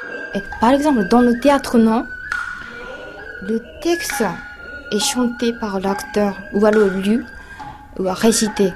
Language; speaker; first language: French; non-native, fluent; Japanese